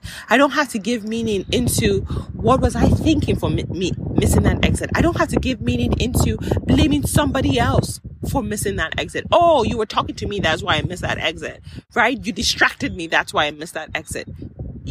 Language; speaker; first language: English; non-native, local second language; Yoruba